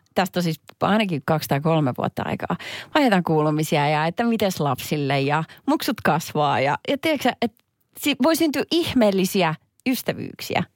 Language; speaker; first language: Finnish; native; Finnish